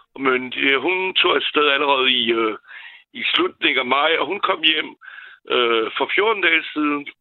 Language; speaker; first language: Danish; non-native, fluent; French